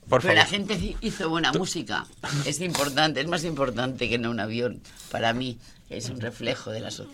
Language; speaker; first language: Spanish; native; Spanish